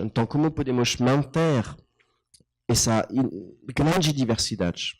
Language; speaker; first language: Portuguese; non-native, learner; French